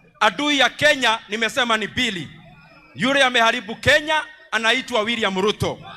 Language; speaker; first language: Swahili; non-native, local second language; Kikuyu